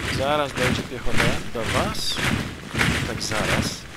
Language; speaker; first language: Polish; native; Polish